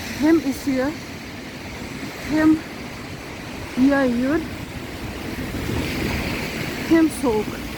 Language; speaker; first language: Turkish; non-native, fluent; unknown